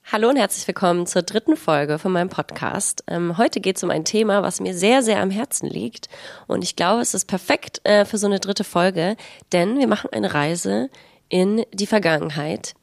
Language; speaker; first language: German; native; German